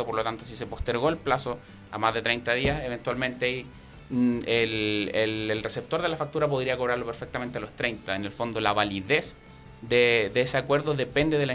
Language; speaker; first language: Spanish; native; Spanish